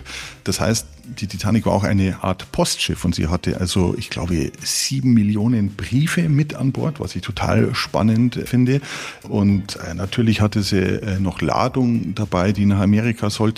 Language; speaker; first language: German; native; German